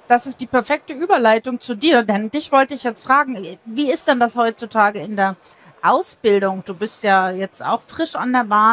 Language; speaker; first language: German; native; German